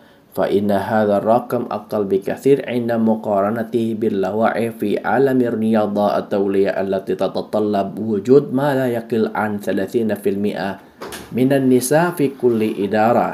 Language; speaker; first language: Arabic; non-native, fluent; Indonesian